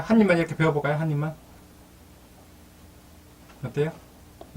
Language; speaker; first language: Korean; native; Korean